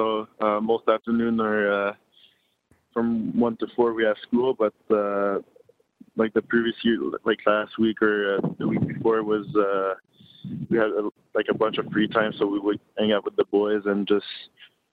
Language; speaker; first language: English; native; English